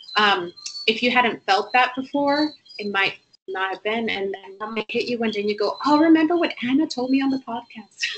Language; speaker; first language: English; non-native, fluent; Spanish